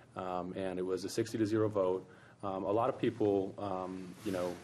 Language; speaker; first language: English; native; English